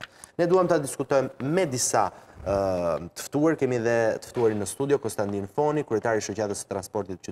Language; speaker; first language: Albanian; native; Albanian